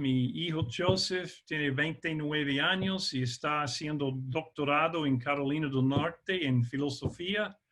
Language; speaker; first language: Spanish; non-native, fluent; English